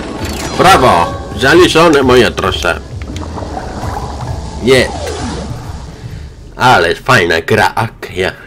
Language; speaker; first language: Polish; non-native, learner; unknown